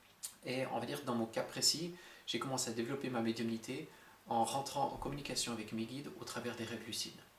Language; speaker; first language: French; native; French